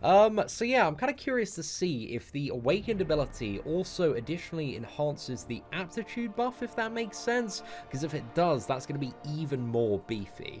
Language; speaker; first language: English; native; English